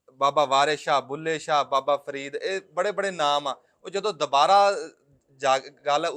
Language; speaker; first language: Punjabi; native; Punjabi